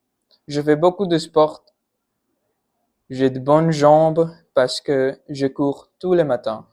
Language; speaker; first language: French; non-native, learner; Punjabi